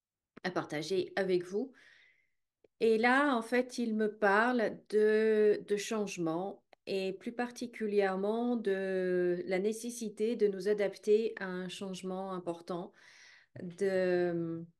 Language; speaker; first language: French; native; French